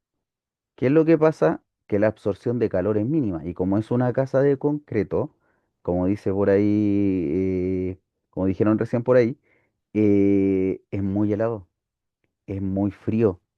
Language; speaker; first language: Spanish; native; Spanish